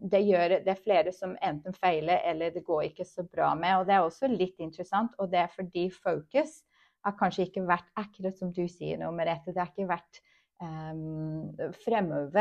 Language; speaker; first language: Norwegian; non-native, fluent; English